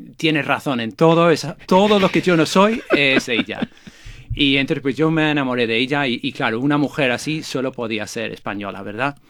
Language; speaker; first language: Spanish; non-native, fluent; English